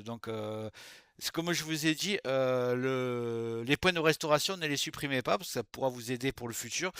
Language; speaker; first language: French; native; French